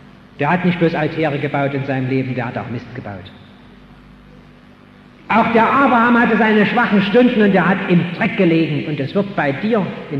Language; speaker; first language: German; native; German